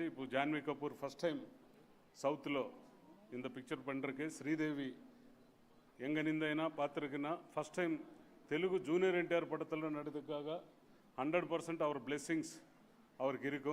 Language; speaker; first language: Tamil; non-native, learner; Telugu